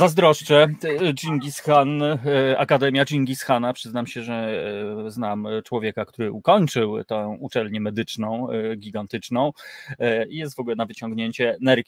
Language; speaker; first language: Polish; native; Polish